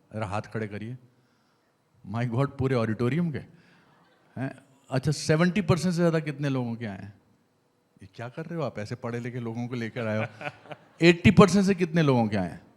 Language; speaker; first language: Hindi; native; Hindi